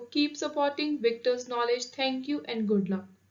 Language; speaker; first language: English; non-native, local second language; Punjabi